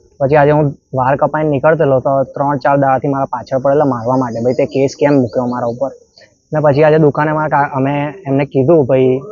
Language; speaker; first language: Gujarati; native; Gujarati